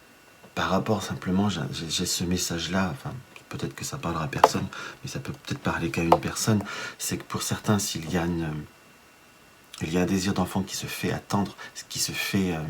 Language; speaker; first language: French; native; French